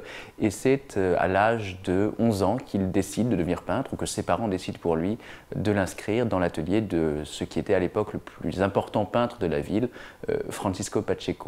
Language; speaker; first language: French; native; French